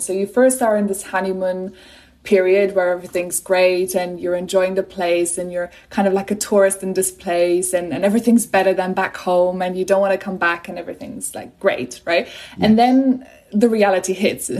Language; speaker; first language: English; non-native, fluent; Polish